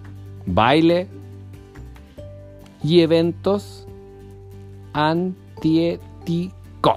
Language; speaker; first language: Spanish; native; Spanish